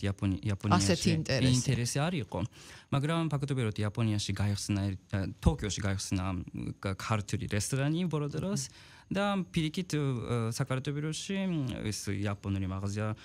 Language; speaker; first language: Georgian; non-native, fluent; Japanese